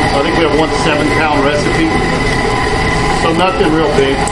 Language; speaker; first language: English; native; English